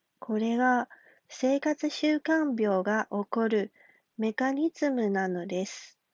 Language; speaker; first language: Japanese; non-native, fluent; Chinese